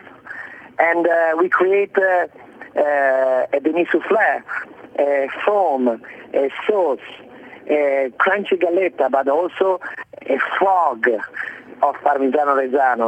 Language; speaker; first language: English; non-native, fluent; Italian